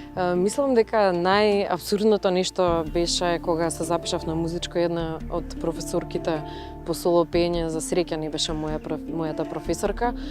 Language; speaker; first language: Macedonian; early bilingual, other home language; Russian